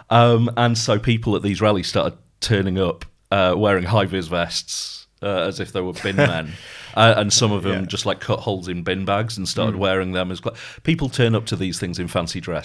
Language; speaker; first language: English; native; English